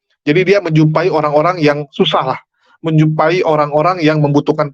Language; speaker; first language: Indonesian; native; Indonesian